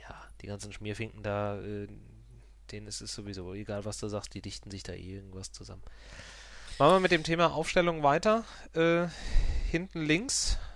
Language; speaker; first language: German; native; German